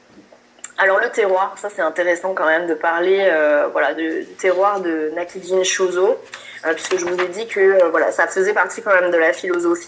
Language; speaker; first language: French; native; French